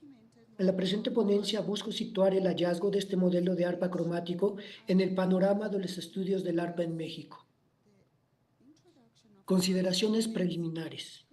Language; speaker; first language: Spanish; native; Spanish